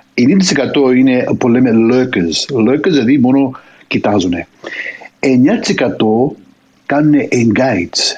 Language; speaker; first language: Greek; early bilingual, heritage; Greek